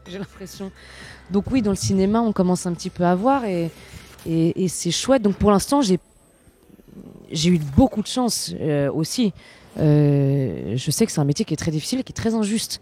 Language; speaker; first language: French; native; French